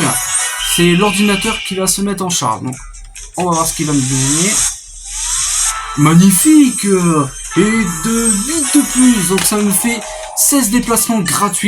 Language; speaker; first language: French; native; French